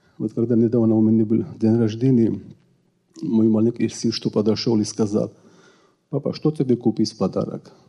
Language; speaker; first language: Russian; non-native, local second language; Georgian